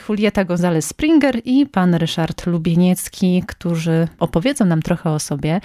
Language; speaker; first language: Polish; native; Polish